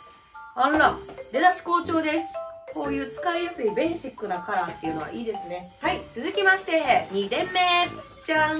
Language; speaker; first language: Japanese; native; Japanese